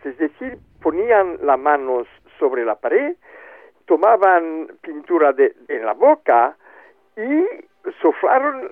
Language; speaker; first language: Spanish; non-native, fluent; French